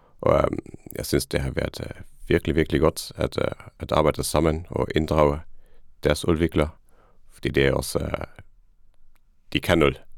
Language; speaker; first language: Danish; non-native, fluent; Luxembourgish